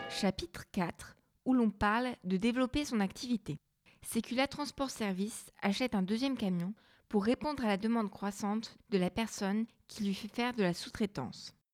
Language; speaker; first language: French; native; French